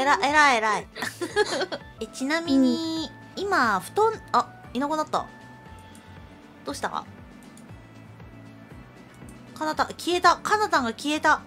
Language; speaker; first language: Japanese; native; Japanese